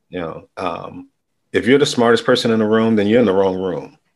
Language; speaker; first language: English; native; English